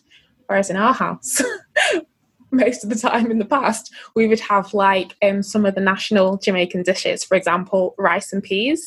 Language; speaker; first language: English; native; English